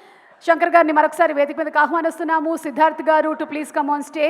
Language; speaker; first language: Telugu; native; Telugu